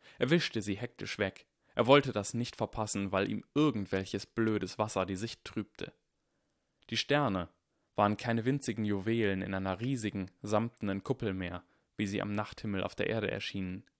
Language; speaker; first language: German; native; German